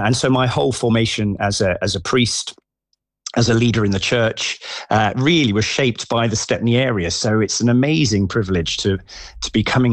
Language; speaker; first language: English; native; English